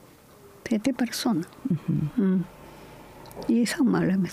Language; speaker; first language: Icelandic; non-native, learner; Spanish